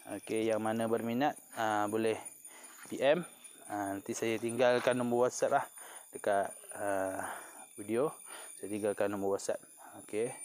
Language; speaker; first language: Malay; non-native, local second language; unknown